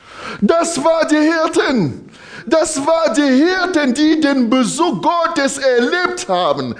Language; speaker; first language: German; non-native, fluent; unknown